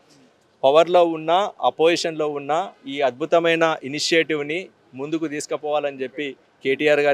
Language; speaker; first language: Telugu; native; Telugu